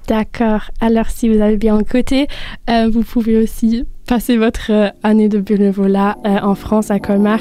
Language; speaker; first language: French; non-native, fluent; German